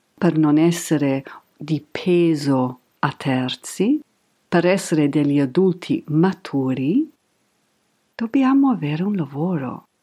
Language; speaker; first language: Italian; non-native, fluent; English